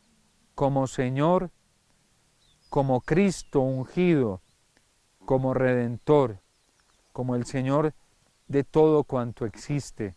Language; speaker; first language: Spanish; native; Spanish